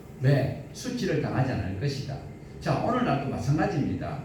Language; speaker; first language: Korean; native; Korean